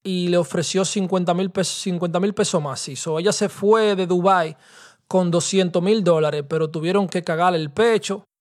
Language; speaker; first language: Spanish; early bilingual, heritage; Spanish